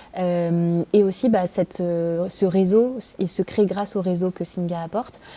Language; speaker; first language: French; native; French